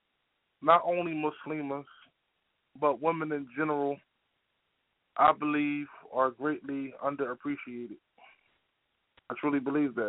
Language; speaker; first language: English; native; English